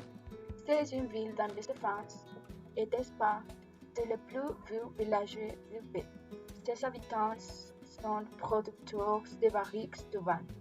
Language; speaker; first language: French; non-native, learner; Spanish